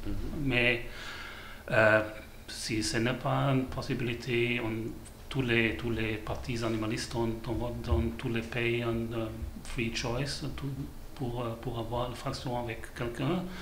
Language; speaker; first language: French; non-native, learner; German